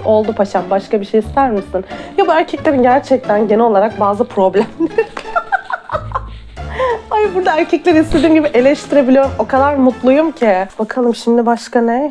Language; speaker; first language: Turkish; native; Turkish